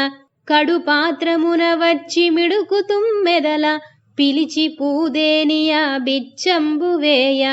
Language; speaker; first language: Telugu; native; Telugu